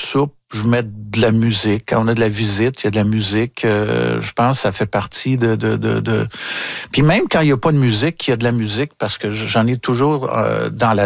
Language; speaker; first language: French; native; French